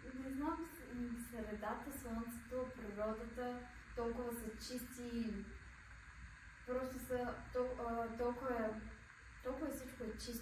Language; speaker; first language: Bulgarian; native; Bulgarian